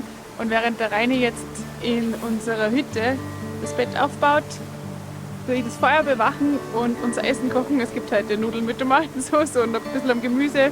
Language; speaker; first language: German; native; German